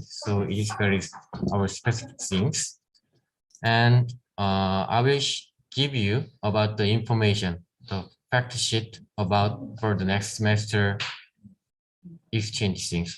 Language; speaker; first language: English; non-native, learner; Korean